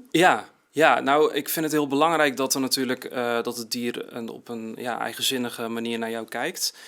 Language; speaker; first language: Dutch; native; Dutch